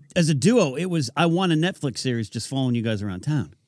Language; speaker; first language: English; native; English